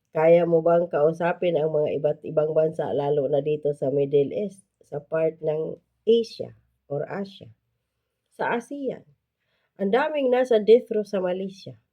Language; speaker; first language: Filipino; native; Filipino